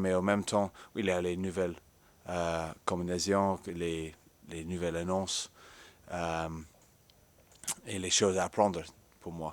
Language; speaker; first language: French; non-native, fluent; English